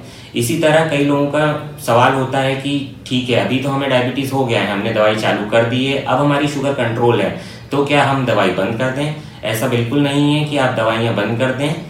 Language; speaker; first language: Hindi; native; Hindi